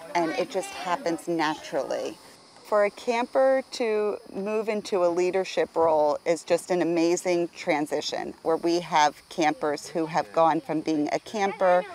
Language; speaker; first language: English; native; English